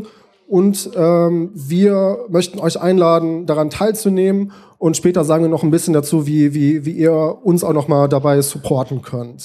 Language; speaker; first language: German; native; German